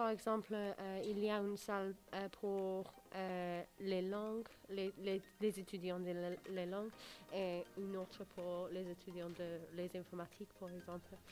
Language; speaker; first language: French; non-native, learner; English